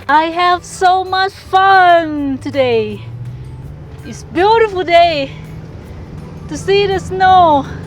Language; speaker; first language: English; non-native, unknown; Thai